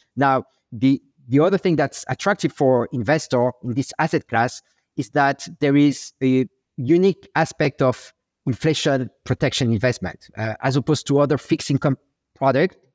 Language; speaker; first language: English; non-native, fluent; French